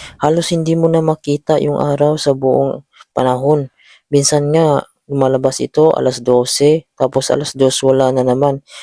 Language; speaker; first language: Filipino; native; Filipino